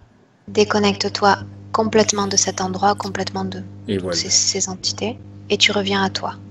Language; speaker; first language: French; native; French